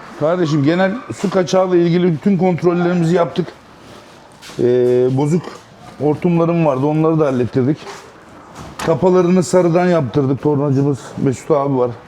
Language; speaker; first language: Turkish; native; Turkish